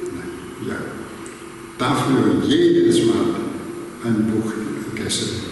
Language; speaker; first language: German; non-native, learner; Greek